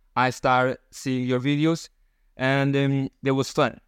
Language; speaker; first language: English; non-native, learner; Portuguese